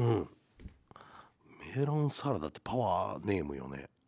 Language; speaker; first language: Japanese; native; Japanese